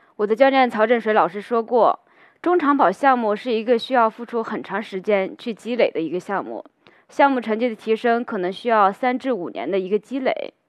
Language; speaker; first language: Chinese; native; Chinese